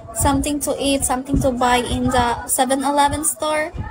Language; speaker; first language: English; non-native, local second language; Cebuano